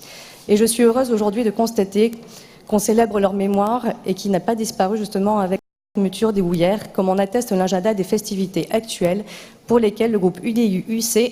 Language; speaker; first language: French; native; French